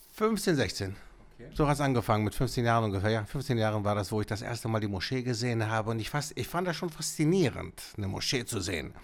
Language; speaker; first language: German; early bilingual, other home language; Greek